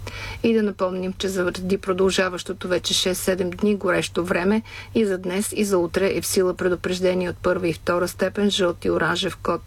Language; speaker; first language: Bulgarian; native; Bulgarian